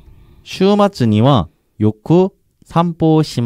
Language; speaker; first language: Japanese; non-native, learner; Korean